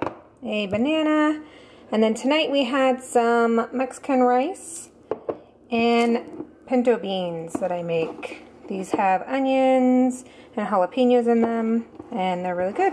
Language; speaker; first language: English; native; English